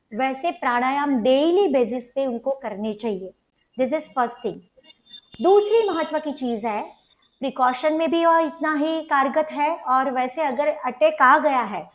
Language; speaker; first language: Hindi; non-native, local second language; Gujarati